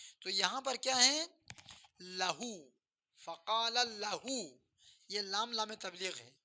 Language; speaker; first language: Urdu; non-native, local second language; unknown